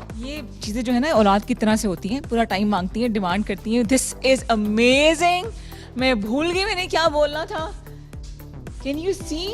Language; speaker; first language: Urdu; non-native, local second language; Punjabi